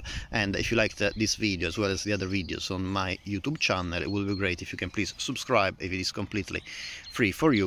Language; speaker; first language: English; non-native, fluent; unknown